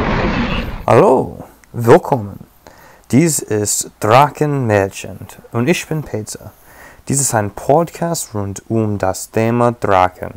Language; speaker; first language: German; non-native, learner; English